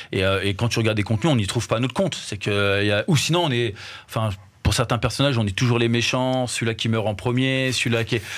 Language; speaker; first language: French; native; French